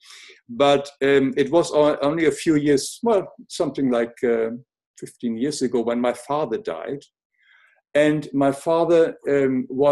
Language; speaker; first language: English; non-native, fluent; German